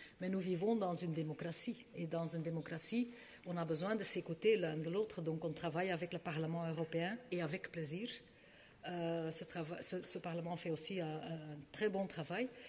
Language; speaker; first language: French; non-native, fluent; Dutch